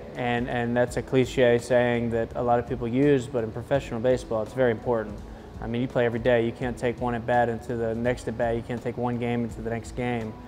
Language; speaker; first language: English; native; English